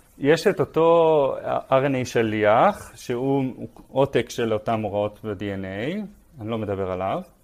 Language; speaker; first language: Hebrew; native; Hebrew